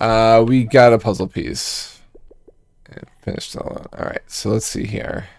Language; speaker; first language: English; native; English